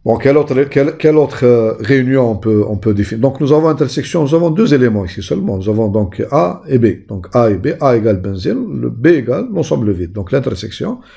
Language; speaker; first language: French; non-native, local second language; Arabic